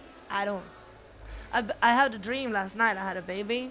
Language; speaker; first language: English; non-native, fluent; Swedish